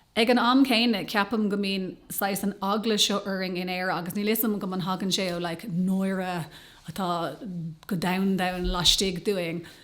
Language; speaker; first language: Irish; non-native, local second language; English